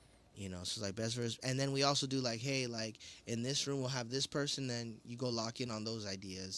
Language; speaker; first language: English; native; English